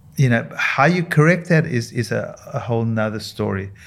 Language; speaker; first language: English; native; English